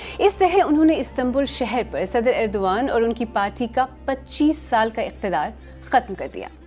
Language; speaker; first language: Urdu; native; Urdu